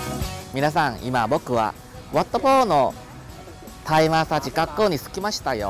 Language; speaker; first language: Japanese; non-native, learner; Thai